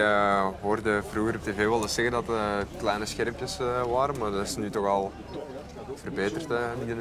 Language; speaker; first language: Dutch; native; Dutch